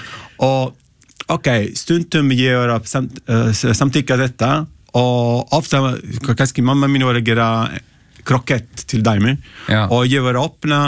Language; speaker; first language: Icelandic; non-native, learner; Italian